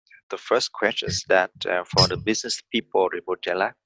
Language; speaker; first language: English; non-native, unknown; Vietnamese